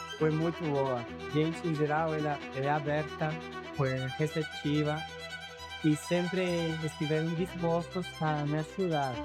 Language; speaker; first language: Portuguese; non-native, fluent; Spanish